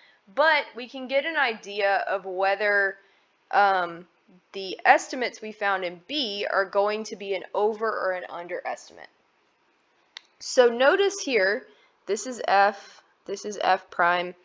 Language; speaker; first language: English; native; English